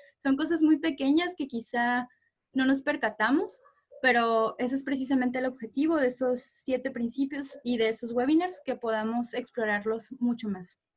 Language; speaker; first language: Spanish; native; Spanish